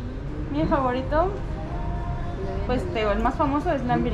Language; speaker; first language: Spanish; native; Spanish